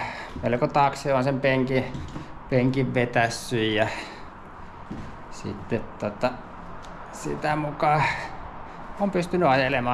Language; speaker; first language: Finnish; native; Finnish